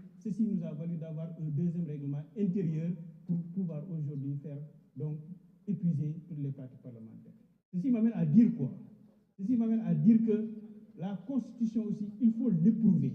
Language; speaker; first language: French; non-native, local second language; Wolof